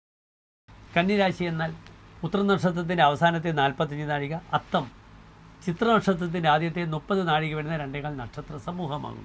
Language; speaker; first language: Malayalam; native; Malayalam